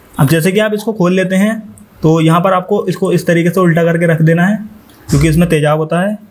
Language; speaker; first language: Hindi; native; Hindi